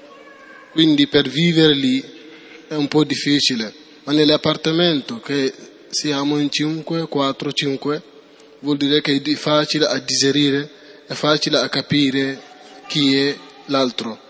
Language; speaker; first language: Italian; non-native, learner; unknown